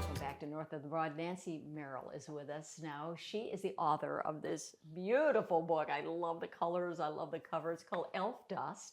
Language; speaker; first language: English; native; English